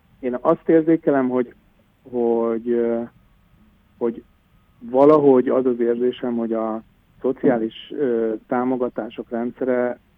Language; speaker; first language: Hungarian; native; Hungarian